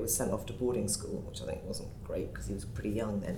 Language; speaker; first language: English; native; English